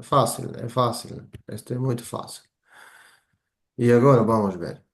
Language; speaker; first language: Portuguese; non-native, fluent; Bangla